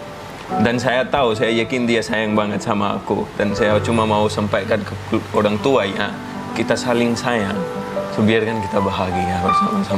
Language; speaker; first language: Indonesian; non-native, fluent; Hindi